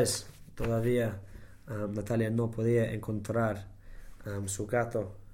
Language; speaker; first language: Spanish; non-native, learner; English